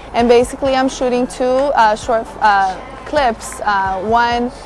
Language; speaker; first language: English; early bilingual, other home language; Portuguese